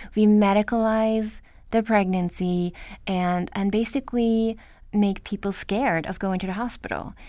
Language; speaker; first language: English; early bilingual, other home language; Norwegian